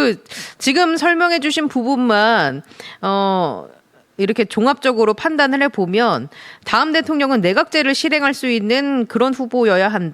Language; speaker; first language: Korean; native; Korean